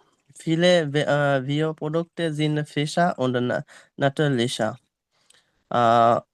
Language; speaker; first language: German; non-native, learner; Bangla